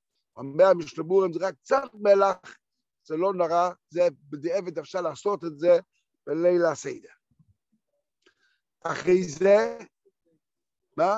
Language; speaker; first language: Hebrew; non-native, fluent; Yiddish